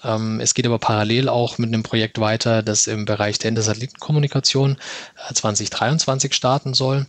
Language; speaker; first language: German; native; German